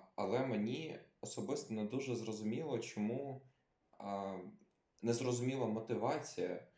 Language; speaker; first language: Ukrainian; native; Ukrainian